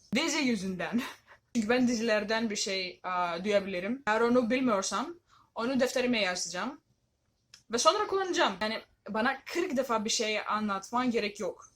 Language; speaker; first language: Turkish; non-native, learner; Greek